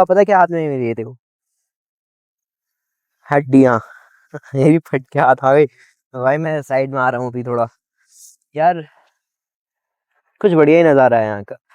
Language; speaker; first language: Hindi; native; Hindi